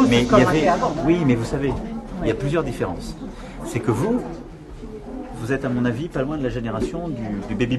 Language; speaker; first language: French; native; French